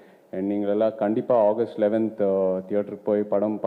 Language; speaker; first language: Tamil; non-native, local second language; Telugu